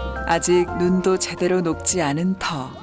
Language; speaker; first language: Korean; native; Korean